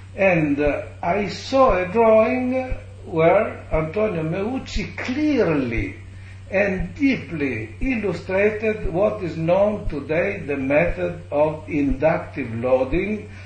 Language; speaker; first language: English; non-native, fluent; Italian